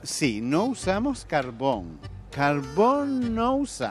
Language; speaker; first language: Portuguese; non-native, learner; Spanish